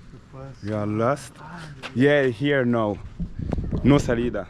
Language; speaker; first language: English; non-native, fluent; French